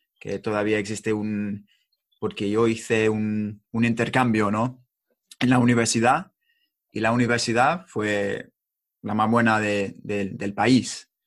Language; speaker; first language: Spanish; non-native, fluent; English